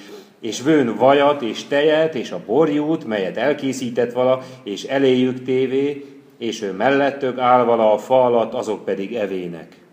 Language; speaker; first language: Hungarian; native; Hungarian